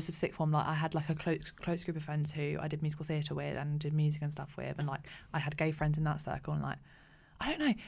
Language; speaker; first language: English; native; English